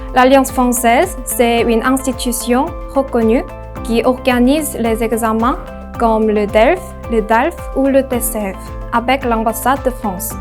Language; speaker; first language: French; non-native, learner; Korean